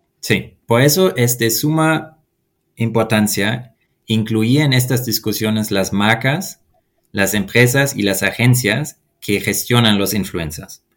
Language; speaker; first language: Spanish; non-native, fluent; German